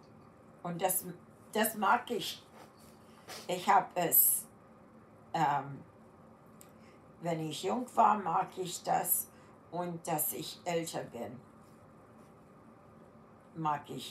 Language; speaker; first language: German; early bilingual, heritage; German